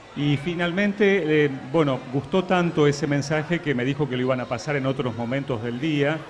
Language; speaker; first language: Spanish; native; Spanish